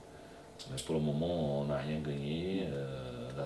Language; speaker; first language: French; non-native, fluent; Portuguese